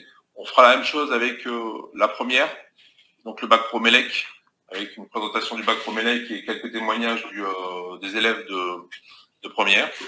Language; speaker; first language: French; native; French